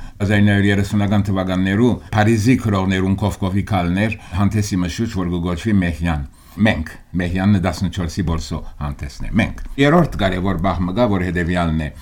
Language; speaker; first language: Armenian; early bilingual, heritage; Armenian